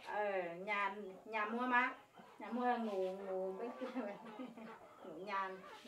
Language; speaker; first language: Vietnamese; non-native, local second language; Hmong